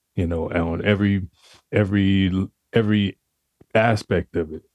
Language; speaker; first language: English; native; English